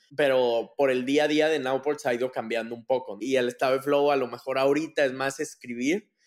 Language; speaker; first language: Spanish; native; Spanish